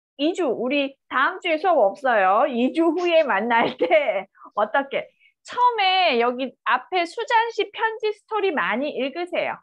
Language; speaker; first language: Korean; native; Korean